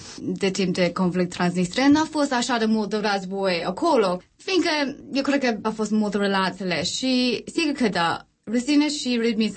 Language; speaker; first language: Romanian; non-native, learner; English